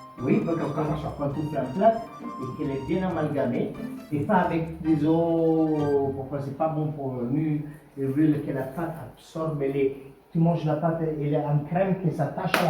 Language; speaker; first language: French; non-native, fluent; Italian